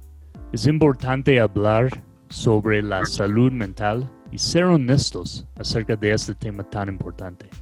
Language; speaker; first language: Spanish; non-native, fluent; English